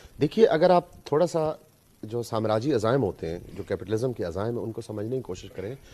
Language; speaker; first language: Urdu; native; Urdu